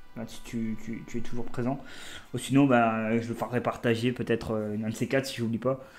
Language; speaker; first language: French; native; French